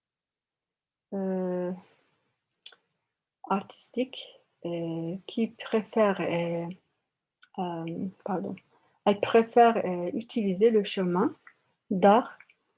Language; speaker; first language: French; non-native, learner; Turkish